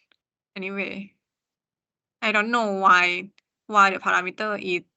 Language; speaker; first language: English; non-native, learner; Thai